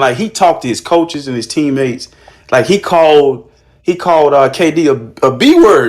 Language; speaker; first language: English; native; English